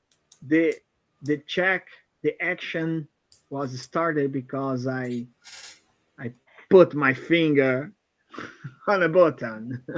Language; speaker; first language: English; non-native, fluent; Portuguese